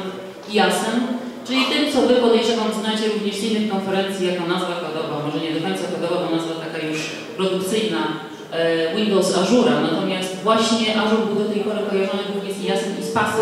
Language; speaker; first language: Polish; native; Polish